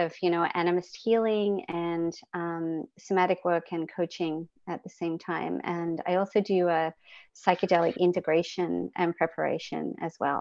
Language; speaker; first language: English; native; English